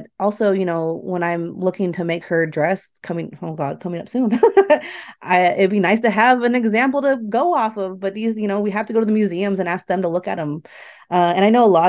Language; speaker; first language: English; native; English